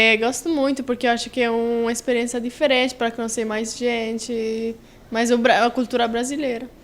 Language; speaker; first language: Portuguese; non-native, learner; Italian